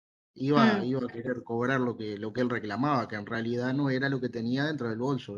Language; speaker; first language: Spanish; native; Spanish